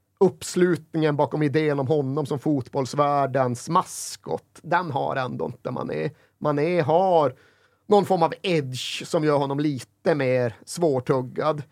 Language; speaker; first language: Swedish; native; Swedish